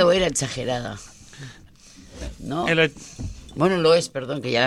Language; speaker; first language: Spanish; native; Spanish